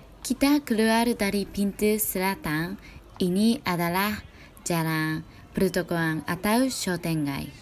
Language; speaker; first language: Indonesian; non-native, learner; Japanese